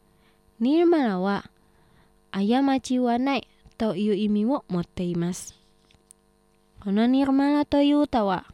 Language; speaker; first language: Japanese; non-native, fluent; Indonesian